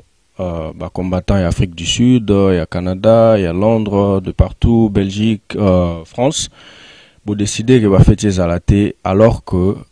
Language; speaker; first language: French; non-native, local second language; Lingala